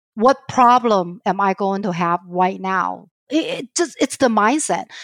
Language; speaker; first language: English; non-native, fluent; Chinese